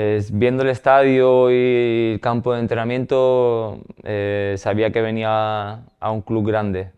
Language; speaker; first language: Spanish; native; Spanish